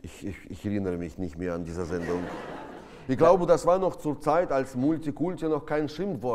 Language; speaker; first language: German; non-native, fluent; Russian